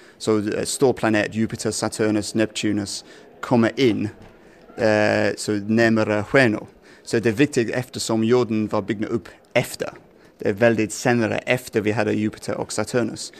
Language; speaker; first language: Swedish; non-native, fluent; English